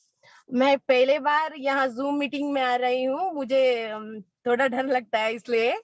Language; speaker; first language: Hindi; non-native, local second language; Kannada